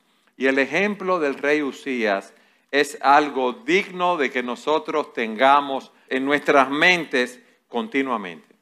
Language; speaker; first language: Spanish; native; Spanish